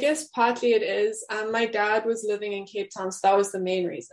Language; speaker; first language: English; native; English